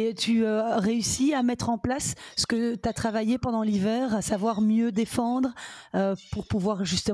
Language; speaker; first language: French; native; French